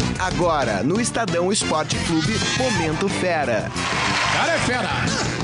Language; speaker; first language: Portuguese; native; Portuguese